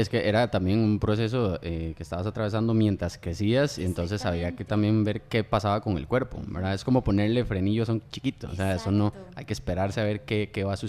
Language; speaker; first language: Spanish; native; Spanish